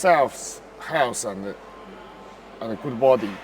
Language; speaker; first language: English; non-native, learner; Chinese